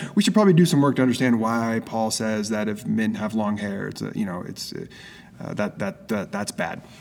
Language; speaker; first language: English; native; English